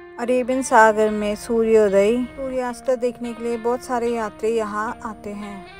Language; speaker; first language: Hindi; non-native, local second language; Malayalam